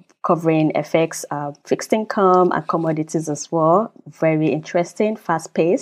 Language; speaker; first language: English; non-native, local second language; Yoruba